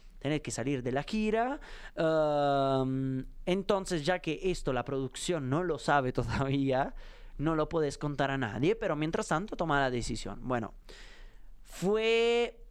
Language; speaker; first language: Spanish; non-native, fluent; Italian